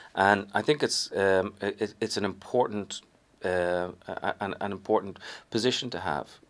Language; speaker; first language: English; native; English